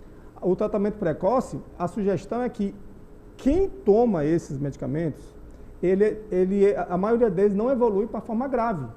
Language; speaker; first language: Portuguese; native; Portuguese